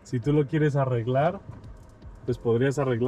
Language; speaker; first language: Spanish; native; Spanish